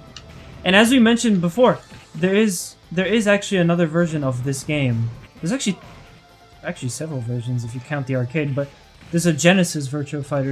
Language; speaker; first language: English; native; English